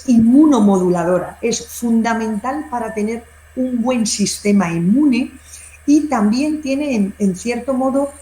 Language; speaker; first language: Spanish; native; Spanish